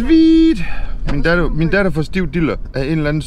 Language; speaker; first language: Danish; native; Danish